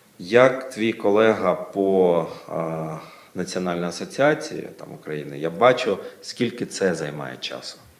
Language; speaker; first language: Ukrainian; native; Ukrainian